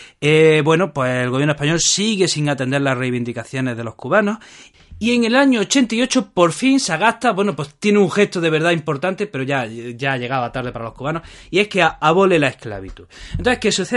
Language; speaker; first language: Spanish; native; Spanish